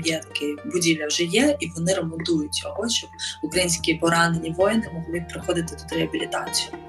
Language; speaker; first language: Ukrainian; native; Ukrainian